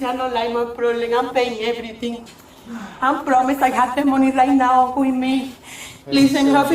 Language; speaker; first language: English; non-native, learner; Spanish